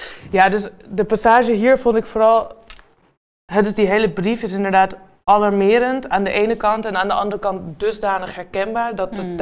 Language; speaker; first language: Dutch; native; Dutch